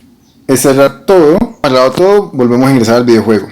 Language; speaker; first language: Spanish; native; Spanish